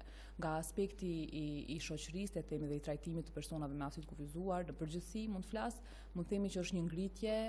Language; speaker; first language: Albanian; native; Albanian